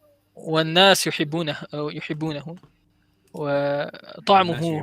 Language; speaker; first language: Arabic; non-native, learner; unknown